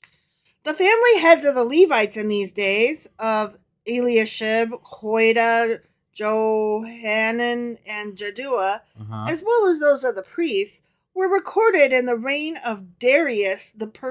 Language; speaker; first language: English; native; English